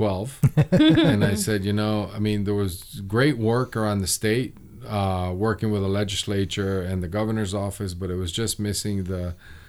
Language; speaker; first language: English; early bilingual, other home language; Spanish